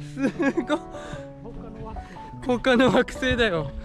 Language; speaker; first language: Japanese; native; Japanese